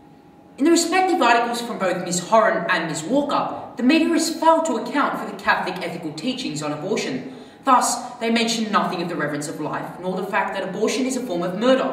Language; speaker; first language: English; native; English